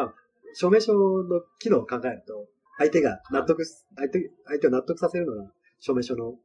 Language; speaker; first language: Japanese; native; Japanese